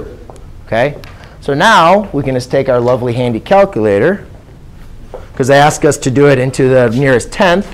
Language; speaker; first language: English; native; English